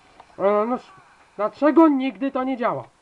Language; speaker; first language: Polish; native; Polish